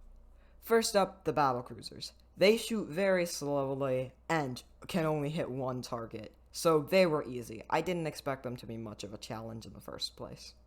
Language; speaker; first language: English; native; English